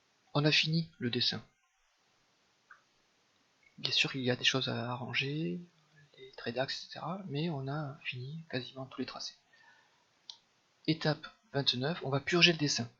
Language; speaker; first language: French; native; French